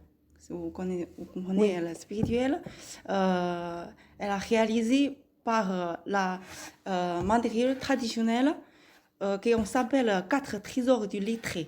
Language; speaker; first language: French; non-native, learner; Chinese